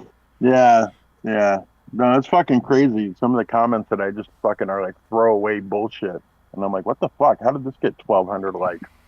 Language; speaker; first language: English; native; English